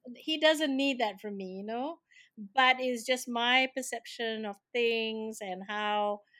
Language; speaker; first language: English; non-native, local second language; Malay